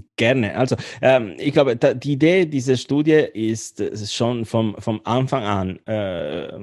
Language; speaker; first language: German; non-native, fluent; Italian